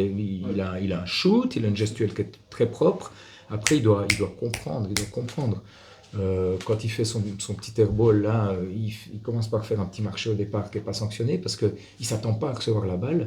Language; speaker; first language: French; native; French